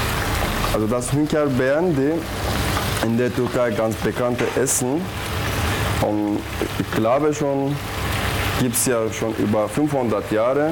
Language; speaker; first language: German; non-native, learner; Turkish